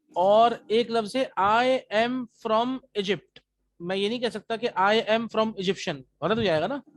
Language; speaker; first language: Urdu; native; Urdu